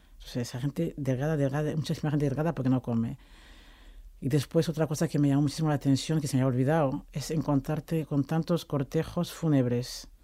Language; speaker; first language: Spanish; non-native, fluent; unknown